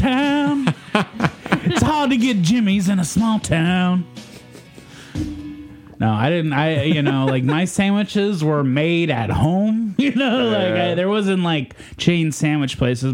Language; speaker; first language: English; native; English